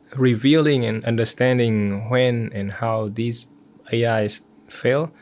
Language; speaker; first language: English; non-native, fluent; Vietnamese